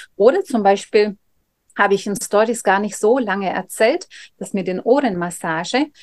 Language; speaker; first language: German; non-native, fluent; Russian